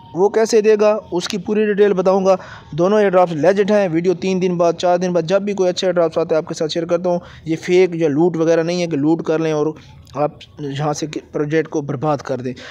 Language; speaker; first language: Urdu; native; Urdu